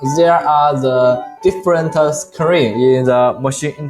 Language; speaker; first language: English; non-native, learner; Chinese